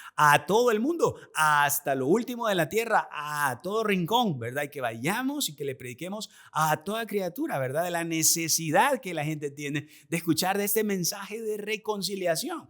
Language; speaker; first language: Spanish; native; Spanish